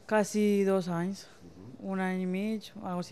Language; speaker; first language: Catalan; non-native, fluent; Spanish